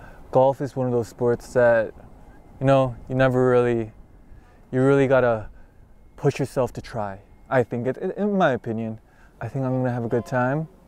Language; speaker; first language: English; early bilingual, other home language; Korean